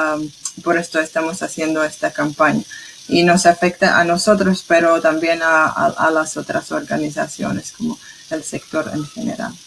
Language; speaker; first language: Spanish; non-native, fluent; English